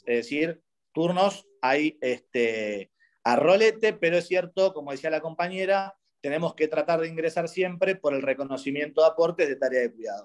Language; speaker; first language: Spanish; native; Spanish